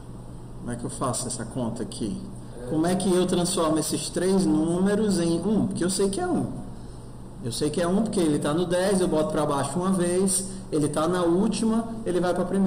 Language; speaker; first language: Portuguese; native; Portuguese